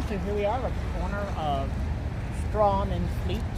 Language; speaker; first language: English; native; English